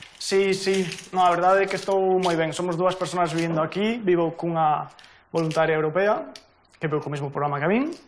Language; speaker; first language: Galician; native; Galician